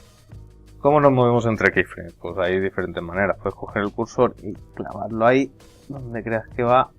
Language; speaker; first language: Spanish; native; Spanish